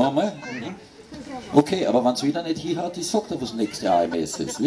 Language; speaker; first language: German; native; German